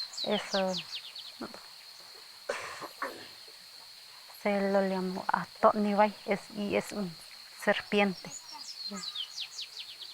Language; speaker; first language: Spanish; non-native, local second language; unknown